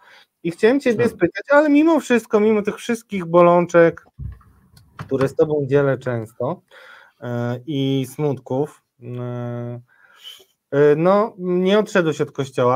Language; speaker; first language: Polish; native; Polish